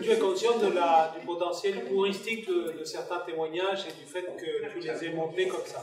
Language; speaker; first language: French; native; French